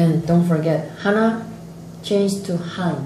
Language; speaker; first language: English; non-native, fluent; Korean